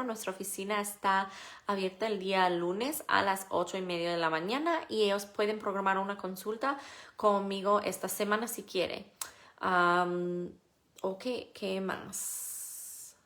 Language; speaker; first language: Spanish; non-native, fluent; English